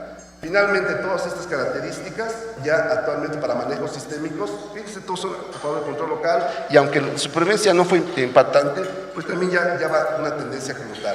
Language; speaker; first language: Spanish; native; Spanish